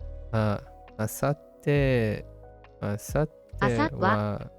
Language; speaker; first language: Japanese; non-native, learner; English